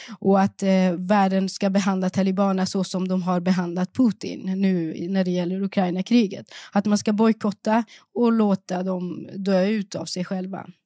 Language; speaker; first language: Swedish; early bilingual, other home language; Persian